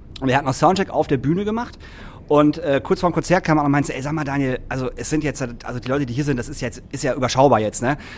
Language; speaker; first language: German; native; German